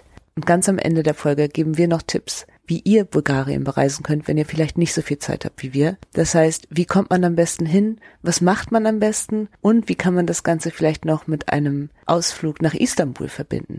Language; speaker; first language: German; native; German